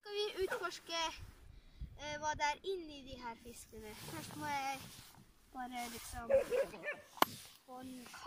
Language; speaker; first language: Norwegian; non-native, local second language; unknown